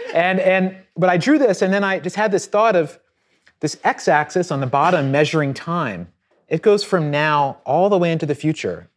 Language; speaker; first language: English; native; English